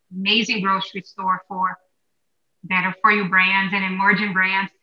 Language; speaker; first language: English; non-native, fluent; Portuguese